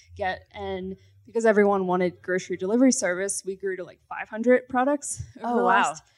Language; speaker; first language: English; native; English